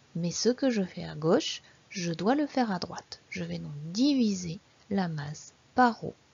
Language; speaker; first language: French; native; French